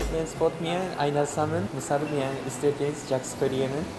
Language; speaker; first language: Kazakh; non-native, learner; Japanese